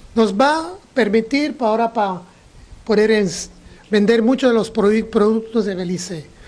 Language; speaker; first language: Spanish; non-native, local second language; English